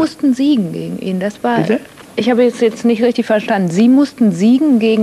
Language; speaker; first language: German; native; German